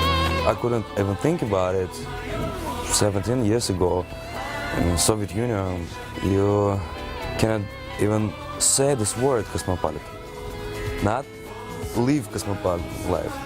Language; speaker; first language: English; non-native, learner; Russian